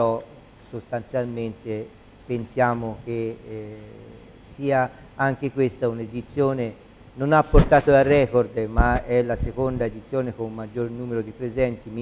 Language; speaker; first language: Italian; native; Italian